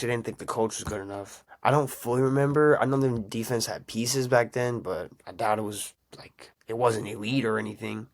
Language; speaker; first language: English; native; English